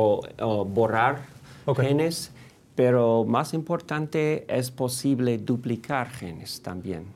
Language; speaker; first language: Spanish; non-native, fluent; English